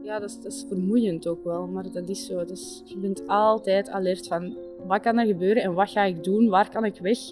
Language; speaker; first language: Dutch; native; Dutch